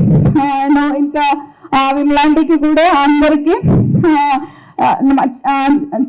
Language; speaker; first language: Telugu; non-native, learner; Malayalam